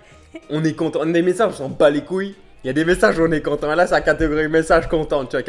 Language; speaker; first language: French; native; French